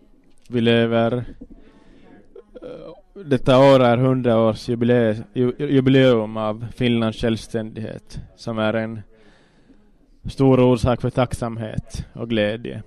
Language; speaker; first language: Swedish; non-native, local second language; Finnish